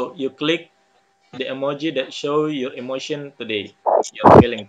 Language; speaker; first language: English; non-native, fluent; Indonesian